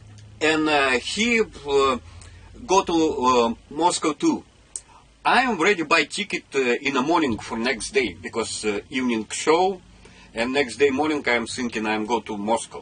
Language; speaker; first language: English; non-native, learner; Russian